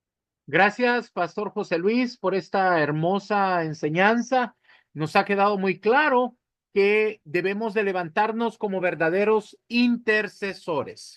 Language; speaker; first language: Spanish; native; Spanish